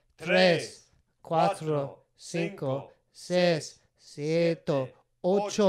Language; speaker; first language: Spanish; non-native, learner; English